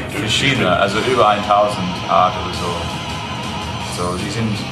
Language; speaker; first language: German; non-native, learner; English